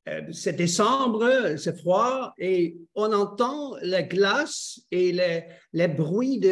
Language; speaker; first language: French; non-native, learner; Dutch